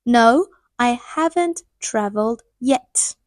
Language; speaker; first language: English; non-native, fluent; Persian